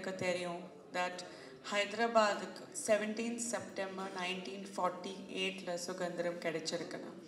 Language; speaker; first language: Tamil; non-native, fluent; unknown